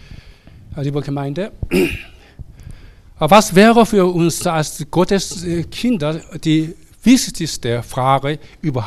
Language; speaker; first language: German; non-native, learner; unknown